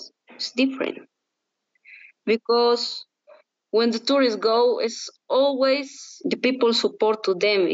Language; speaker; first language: English; non-native, learner; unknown